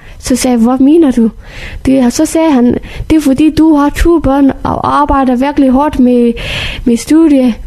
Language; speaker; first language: Danish; non-native, fluent; Persian